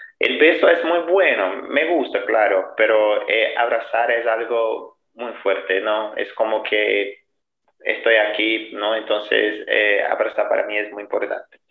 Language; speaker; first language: Spanish; non-native, fluent; Portuguese